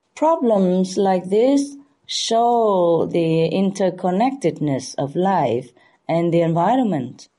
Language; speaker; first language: English; non-native, fluent; Vietnamese